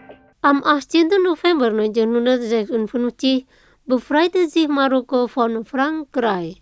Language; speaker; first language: German; non-native, fluent; Indonesian